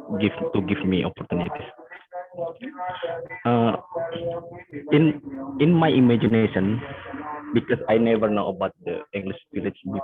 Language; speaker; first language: English; non-native, learner; Indonesian